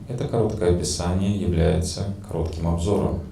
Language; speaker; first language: Russian; native; Russian